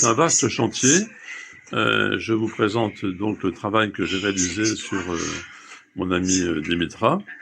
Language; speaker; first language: French; native; French